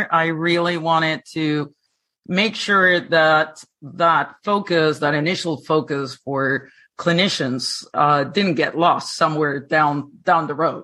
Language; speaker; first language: English; non-native, fluent; Spanish